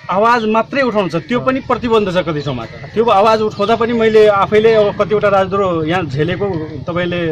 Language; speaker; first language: Nepali; non-native, local second language; Maithili